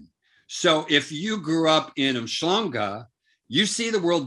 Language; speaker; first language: English; native; English